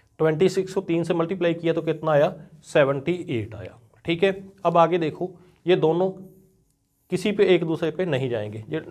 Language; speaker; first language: Hindi; non-native, local second language; Punjabi